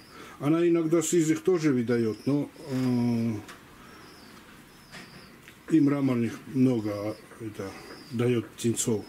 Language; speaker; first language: Russian; non-native, local second language; Georgian